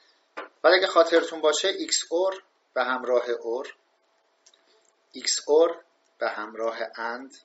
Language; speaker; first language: Persian; native; Persian